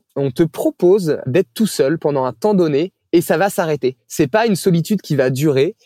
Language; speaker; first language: French; native; French